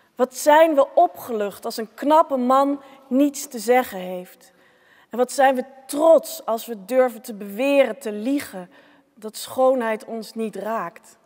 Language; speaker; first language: Dutch; native; Dutch